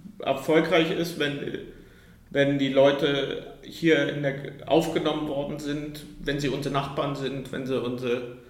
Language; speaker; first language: German; native; German